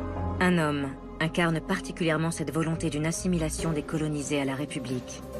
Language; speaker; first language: French; native; French